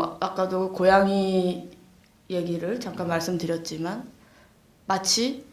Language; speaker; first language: Korean; native; Korean